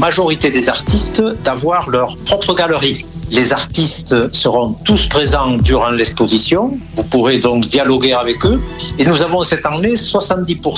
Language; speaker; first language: French; native; French